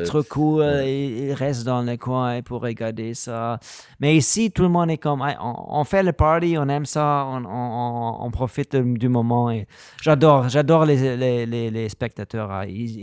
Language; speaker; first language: French; non-native, learner; German